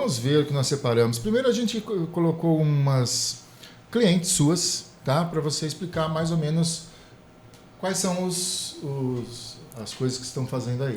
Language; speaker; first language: Portuguese; native; Portuguese